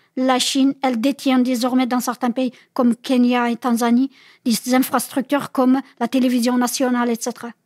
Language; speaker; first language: French; non-native, fluent; Chinese